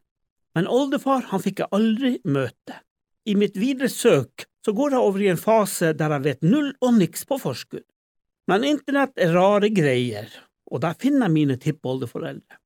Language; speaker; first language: Norwegian; native; Norwegian